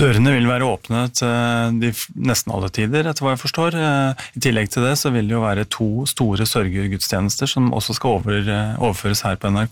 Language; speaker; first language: Norwegian; native; Norwegian